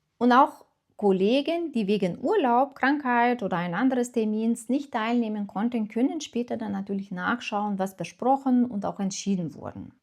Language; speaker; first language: German; non-native, fluent; Lithuanian